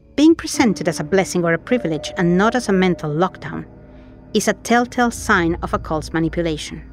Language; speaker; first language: English; non-native, fluent; Spanish